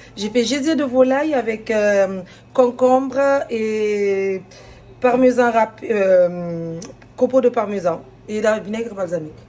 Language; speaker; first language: French; native; French